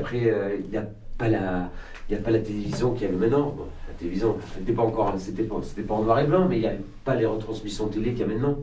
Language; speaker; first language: French; native; French